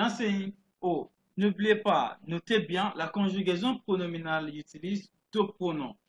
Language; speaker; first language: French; non-native, fluent; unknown